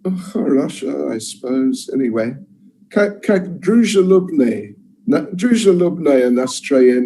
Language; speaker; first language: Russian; non-native, learner; English